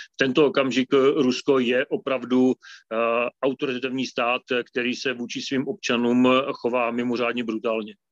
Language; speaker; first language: Czech; native; Czech